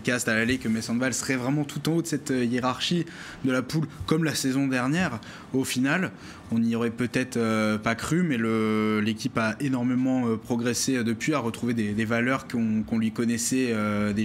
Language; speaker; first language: French; native; French